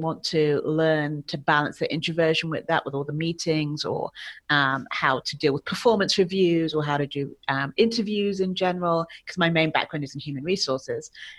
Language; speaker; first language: English; native; English